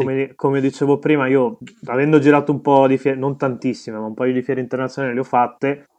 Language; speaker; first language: Italian; native; Italian